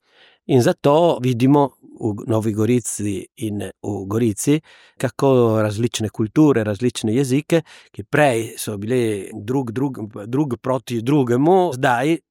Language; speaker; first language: Slovenian; non-native, learner; Italian